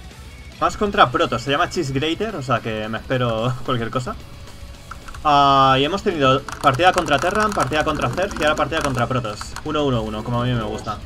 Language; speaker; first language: Spanish; native; Spanish